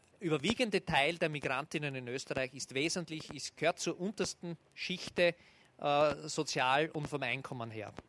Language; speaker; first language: German; native; German